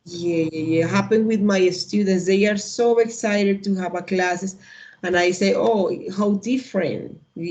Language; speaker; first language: English; non-native, learner; Spanish